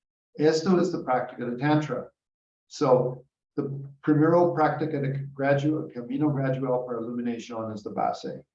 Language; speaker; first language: Spanish; non-native, learner; English